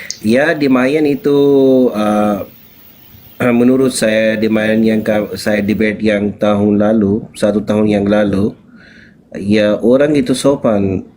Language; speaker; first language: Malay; non-native, learner; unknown